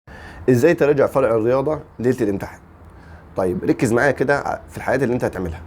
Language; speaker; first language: Arabic; native; Arabic